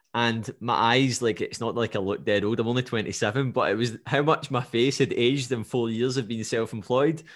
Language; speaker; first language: English; native; English